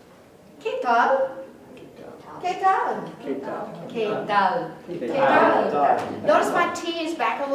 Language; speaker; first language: Spanish; non-native, fluent; English